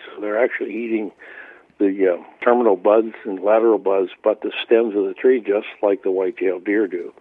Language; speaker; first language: English; native; English